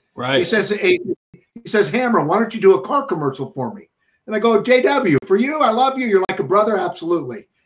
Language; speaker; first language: English; native; English